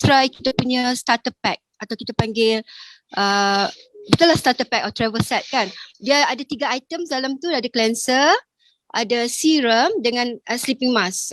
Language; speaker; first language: Malay; native; Malay